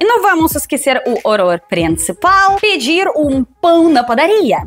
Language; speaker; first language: Portuguese; non-native, fluent; Russian